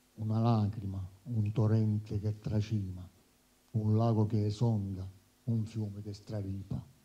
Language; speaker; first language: Italian; native; Italian